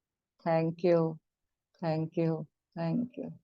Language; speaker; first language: Hindi; native; Hindi